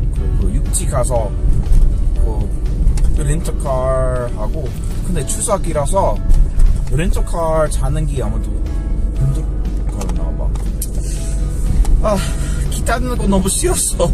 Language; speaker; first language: Korean; non-native, learner; English